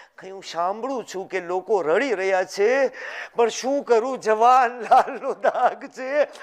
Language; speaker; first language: Gujarati; early bilingual, heritage; Gujarati